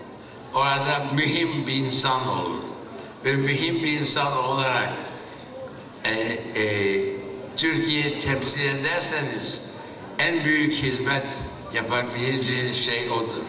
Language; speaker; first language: Turkish; early bilingual, heritage; Turkish